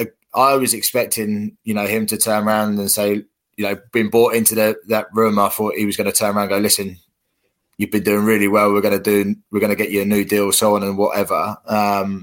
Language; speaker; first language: English; native; English